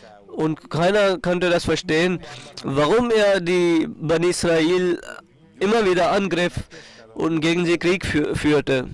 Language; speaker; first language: German; non-native, fluent; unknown